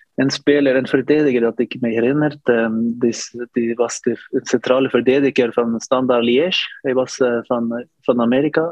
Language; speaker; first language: Dutch; non-native, fluent; Norwegian